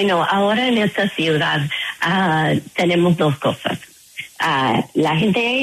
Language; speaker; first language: Spanish; non-native, fluent; English